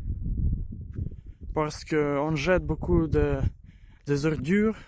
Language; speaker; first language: French; non-native, learner; Ukrainian